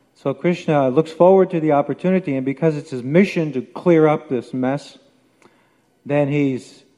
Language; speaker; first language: English; native; English